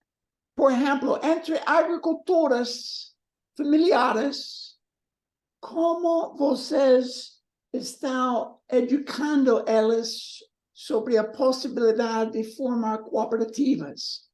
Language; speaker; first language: Portuguese; non-native, learner; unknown